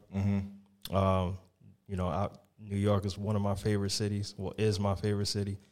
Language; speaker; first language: English; native; English